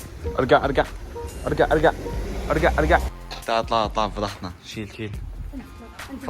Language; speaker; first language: Arabic; native; Arabic